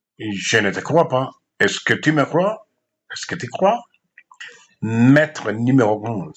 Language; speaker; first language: French; non-native, fluent; Spanish